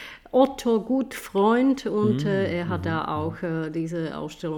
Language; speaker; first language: German; non-native, fluent; Czech